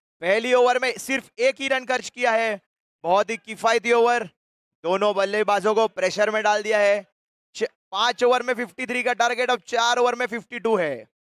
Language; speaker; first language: Hindi; non-native, local second language; Gujarati